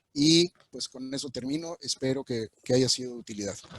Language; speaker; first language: Spanish; native; Spanish